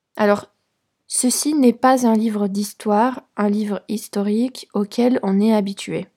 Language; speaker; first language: French; non-native, fluent; Polish